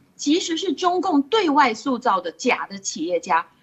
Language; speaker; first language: Chinese; non-native, fluent; English